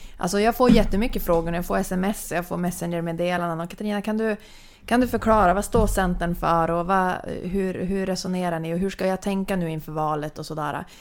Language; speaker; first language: Swedish; native; Swedish